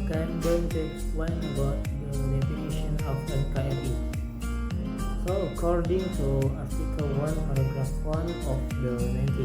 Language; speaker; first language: English; non-native, learner; Indonesian